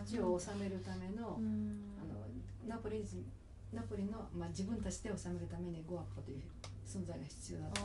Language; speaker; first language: Japanese; native; Japanese